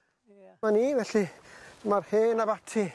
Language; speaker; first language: Welsh; native; Welsh